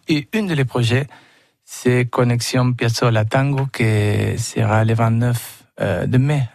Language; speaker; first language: French; non-native, learner; Spanish